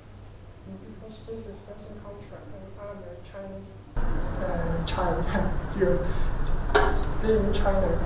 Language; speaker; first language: English; non-native, learner; Chinese